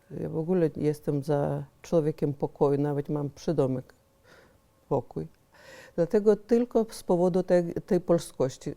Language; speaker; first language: Polish; early bilingual, heritage; Polish